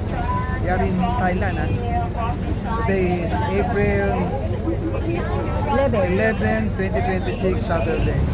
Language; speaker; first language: English; non-native, local second language; Filipino